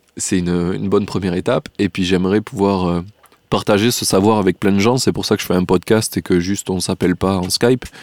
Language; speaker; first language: French; native; French